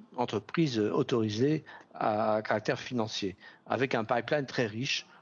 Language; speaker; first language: French; native; French